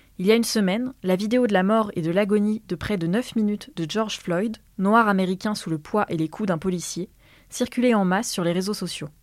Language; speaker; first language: French; native; French